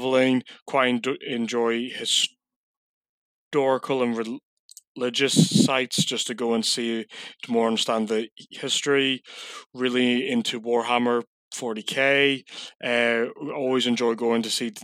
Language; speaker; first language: English; native; English